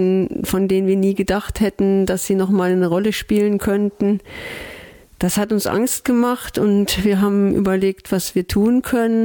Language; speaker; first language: German; native; German